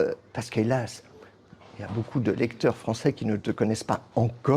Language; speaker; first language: French; native; French